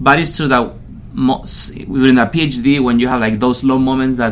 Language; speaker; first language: English; non-native, fluent; Spanish